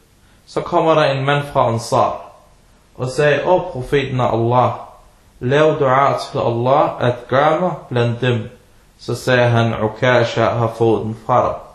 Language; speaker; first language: Danish; early bilingual, other home language; Arabic